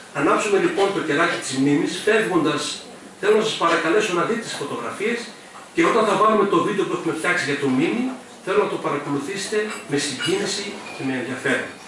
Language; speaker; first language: Greek; native; Greek